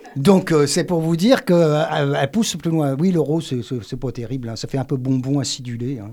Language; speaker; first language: French; native; French